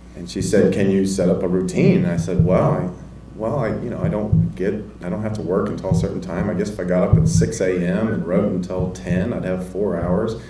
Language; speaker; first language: English; native; English